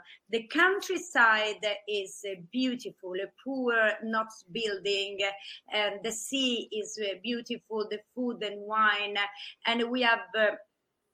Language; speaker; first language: English; non-native, fluent; Italian